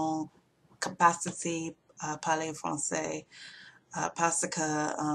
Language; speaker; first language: French; non-native, learner; English